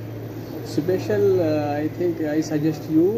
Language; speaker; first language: English; non-native, learner; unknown